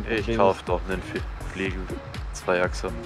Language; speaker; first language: German; native; German